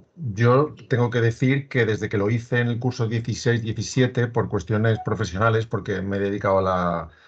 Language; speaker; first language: Spanish; native; Spanish